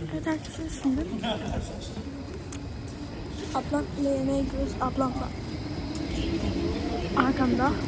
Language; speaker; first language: Turkish; early bilingual, heritage; Turkish